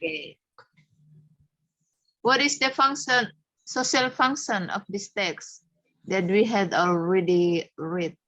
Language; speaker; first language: English; non-native, fluent; Indonesian